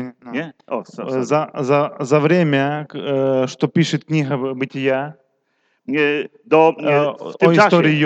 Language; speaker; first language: Russian; non-native, local second language; Ukrainian